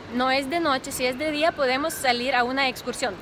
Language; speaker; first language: Spanish; non-native, fluent; Ukrainian